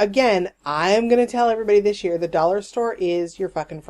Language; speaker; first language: English; native; English